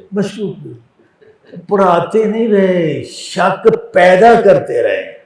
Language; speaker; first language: Urdu; non-native, local second language; Punjabi